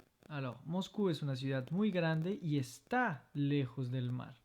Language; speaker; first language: Spanish; non-native, fluent; French